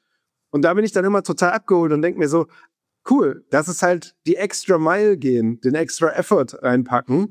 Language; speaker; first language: German; native; German